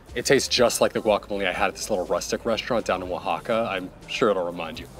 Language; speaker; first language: English; native; English